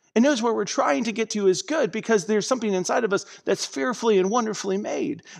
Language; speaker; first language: English; native; English